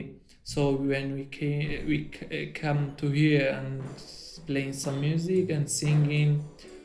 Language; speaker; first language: English; non-native, learner; Arabic